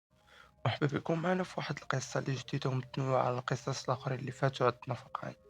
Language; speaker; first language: Arabic; native; Arabic